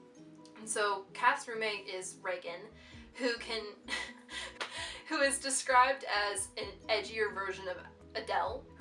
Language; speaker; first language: English; native; English